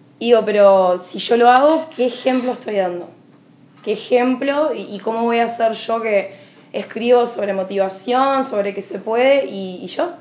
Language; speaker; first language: Spanish; native; Spanish